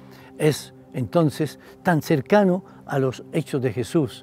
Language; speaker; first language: Spanish; native; Spanish